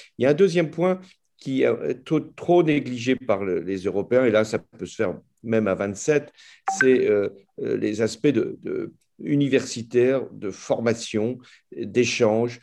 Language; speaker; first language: French; native; French